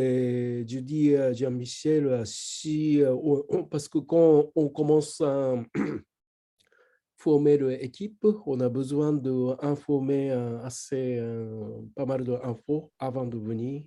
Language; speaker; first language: French; non-native, learner; Japanese